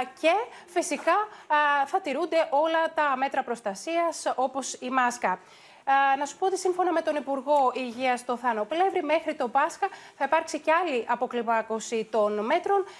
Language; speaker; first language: Greek; native; Greek